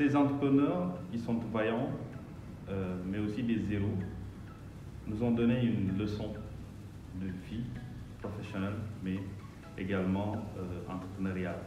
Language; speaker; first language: French; non-native, local second language; Wolof